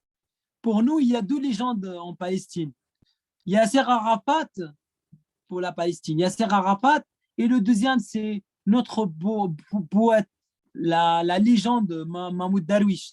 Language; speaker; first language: French; non-native, fluent; Arabic